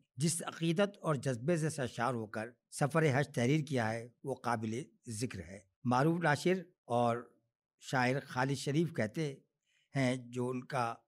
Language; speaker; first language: Urdu; native; Urdu